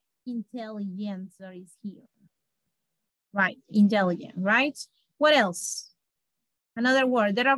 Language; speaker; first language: English; non-native, learner; Spanish